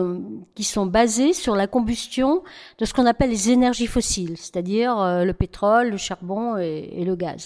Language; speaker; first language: French; native; French